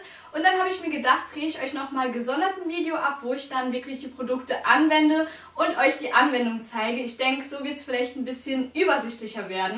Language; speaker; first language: German; native; German